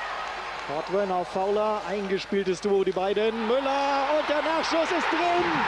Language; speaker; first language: German; native; German